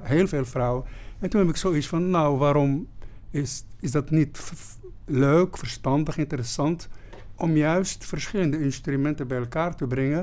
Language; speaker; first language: Dutch; non-native, fluent; Arabic